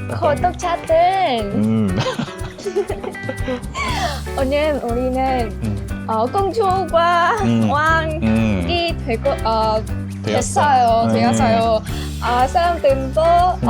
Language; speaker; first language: Korean; non-native, learner; Vietnamese